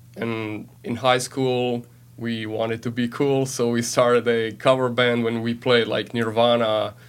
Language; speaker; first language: English; non-native, fluent; Slovenian